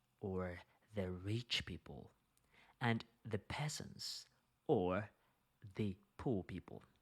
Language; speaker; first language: English; non-native, fluent; Spanish